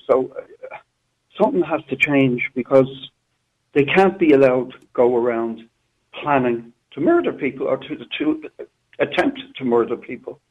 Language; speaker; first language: English; native; English